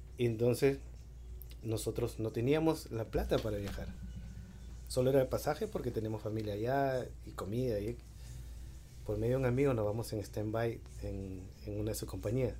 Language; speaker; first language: Spanish; native; Spanish